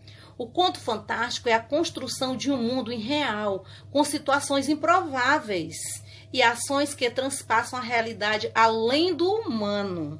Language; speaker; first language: Portuguese; native; Portuguese